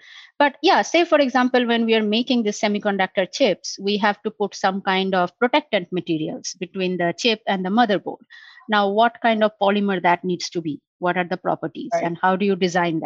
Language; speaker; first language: English; non-native, local second language; Bangla